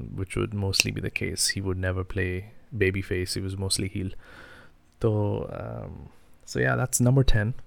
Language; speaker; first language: English; non-native, local second language; Hindi